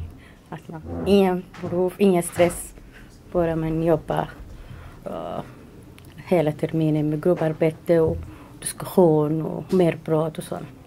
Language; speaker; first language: Swedish; non-native, learner; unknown